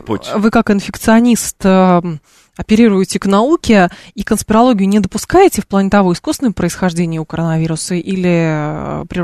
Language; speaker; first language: Russian; native; Russian